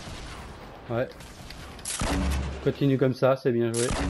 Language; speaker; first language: French; native; French